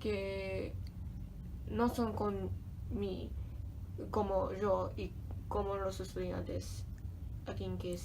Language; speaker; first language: Spanish; non-native, learner; English